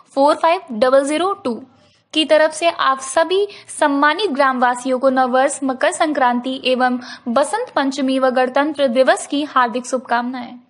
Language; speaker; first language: Hindi; native; Hindi